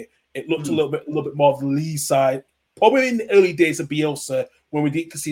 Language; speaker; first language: English; native; English